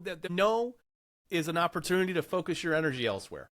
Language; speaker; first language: English; native; English